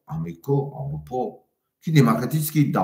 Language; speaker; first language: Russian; non-native, local second language; Tajik